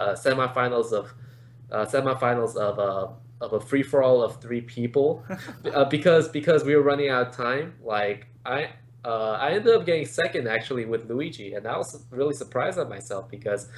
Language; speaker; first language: English; native; English